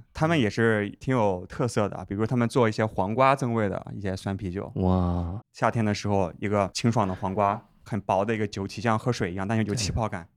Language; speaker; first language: Chinese; native; Chinese